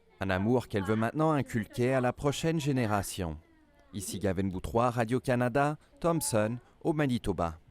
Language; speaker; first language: French; native; French